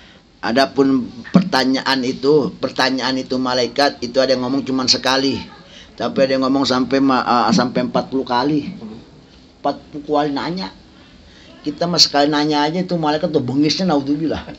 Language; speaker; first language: Indonesian; native; Indonesian